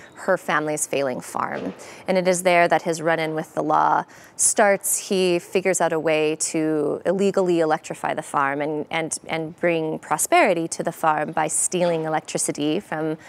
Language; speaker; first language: English; native; English